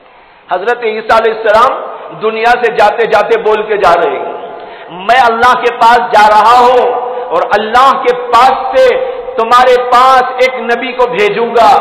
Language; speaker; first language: Urdu; native; Urdu